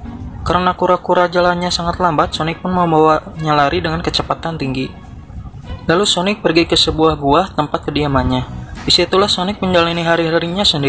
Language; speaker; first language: Indonesian; native; Indonesian